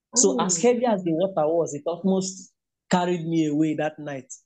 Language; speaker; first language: English; non-native, local second language; Igbo